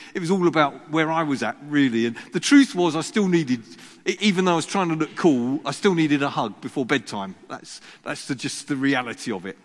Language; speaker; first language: English; native; English